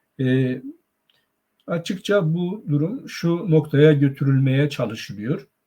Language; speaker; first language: Turkish; non-native, local second language; Zaza